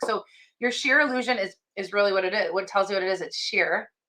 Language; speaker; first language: English; native; English